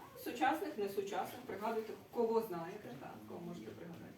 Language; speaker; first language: Ukrainian; non-native, local second language; Russian